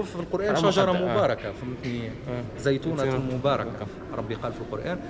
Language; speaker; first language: Arabic; native; Arabic